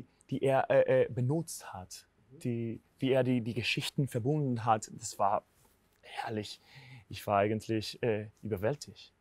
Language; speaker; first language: German; non-native, fluent; Spanish